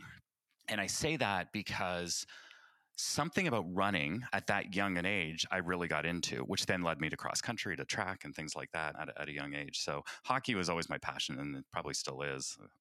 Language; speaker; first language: English; native; English